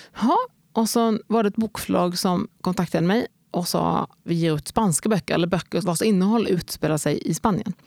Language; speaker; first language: Swedish; native; Swedish